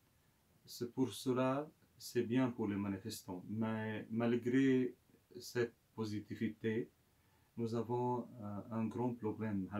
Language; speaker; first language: French; non-native, local second language; Arabic